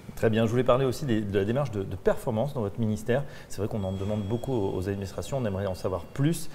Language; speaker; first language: French; native; French